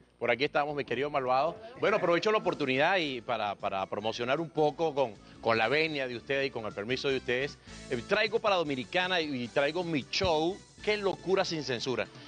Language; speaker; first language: Spanish; native; Spanish